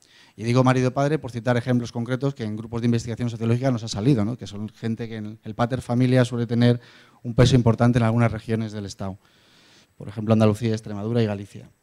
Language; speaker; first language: Spanish; native; Spanish